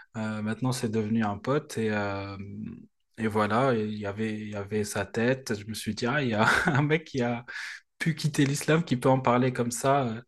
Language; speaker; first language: French; non-native, local second language; Arabic